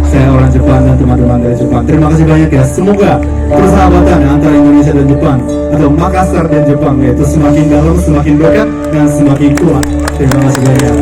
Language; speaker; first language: Indonesian; non-native, fluent; Japanese